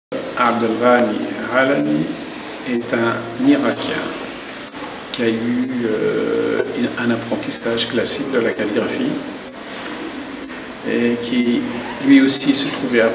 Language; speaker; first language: French; non-native, local second language; Arabic